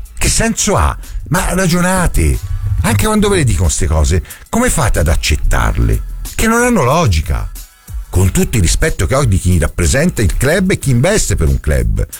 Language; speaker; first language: Italian; native; Italian